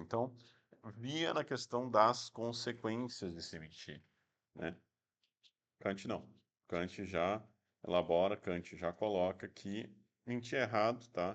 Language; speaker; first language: Portuguese; native; Portuguese